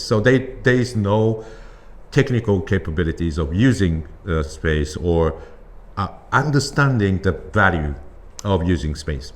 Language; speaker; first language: English; non-native, fluent; Japanese